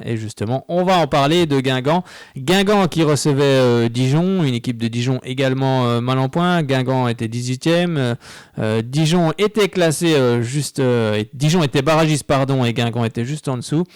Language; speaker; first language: French; native; French